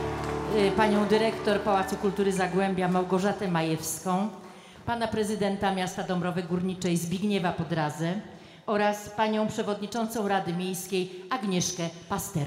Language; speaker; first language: Polish; native; Polish